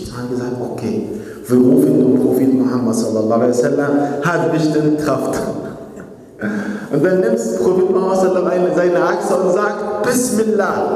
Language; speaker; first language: German; non-native, fluent; Arabic